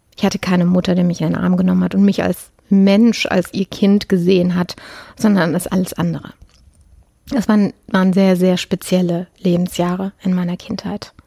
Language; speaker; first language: German; early bilingual, other home language; Polish